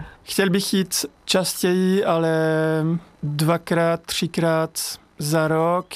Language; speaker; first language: Czech; non-native, fluent; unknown